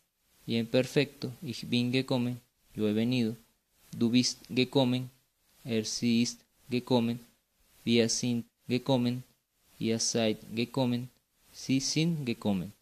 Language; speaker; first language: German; non-native, fluent; Spanish